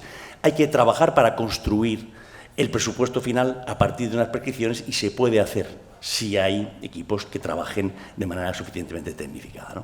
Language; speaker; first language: Spanish; native; Spanish